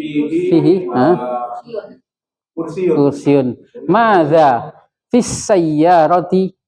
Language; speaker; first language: Arabic; non-native, fluent; Indonesian